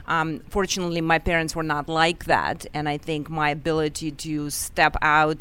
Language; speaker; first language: English; non-native, fluent; Russian